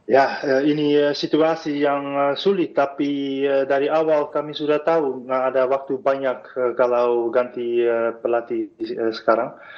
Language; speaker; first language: Indonesian; non-native, fluent; Dutch